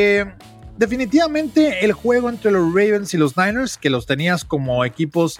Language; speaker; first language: Spanish; native; Spanish